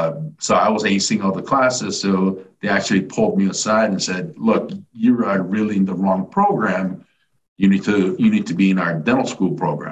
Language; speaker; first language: English; native; English